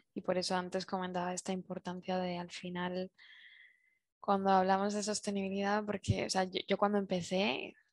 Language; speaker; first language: Spanish; native; Spanish